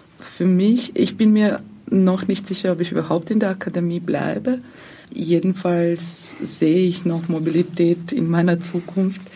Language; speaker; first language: German; non-native, fluent; Croatian